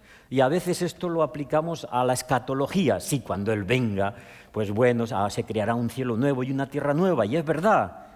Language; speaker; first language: Spanish; native; Spanish